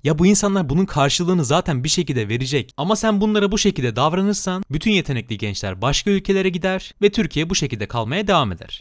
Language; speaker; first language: Turkish; native; Turkish